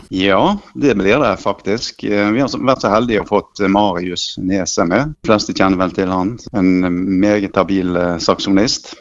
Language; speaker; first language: Norwegian; native; Norwegian